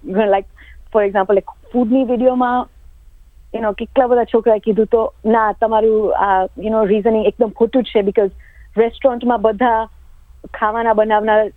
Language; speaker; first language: Gujarati; early bilingual, heritage; Gujarati